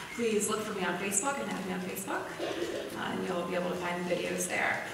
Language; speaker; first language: English; native; English